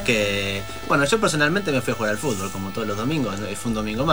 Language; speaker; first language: Spanish; native; Spanish